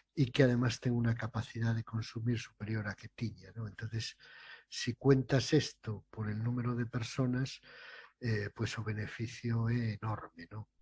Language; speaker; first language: Spanish; non-native, local second language; Galician